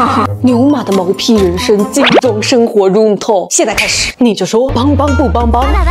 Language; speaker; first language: Chinese; native; Chinese